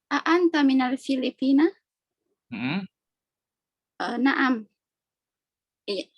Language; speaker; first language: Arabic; non-native, learner; Indonesian